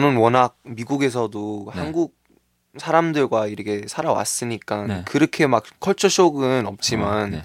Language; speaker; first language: Korean; early bilingual, heritage; Korean